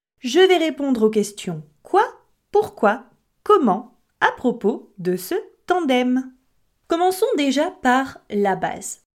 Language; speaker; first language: French; native; French